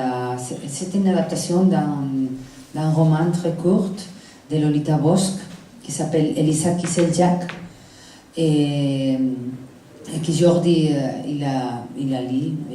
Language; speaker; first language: French; non-native, fluent; Spanish